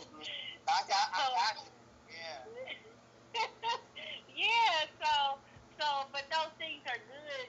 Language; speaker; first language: English; native; English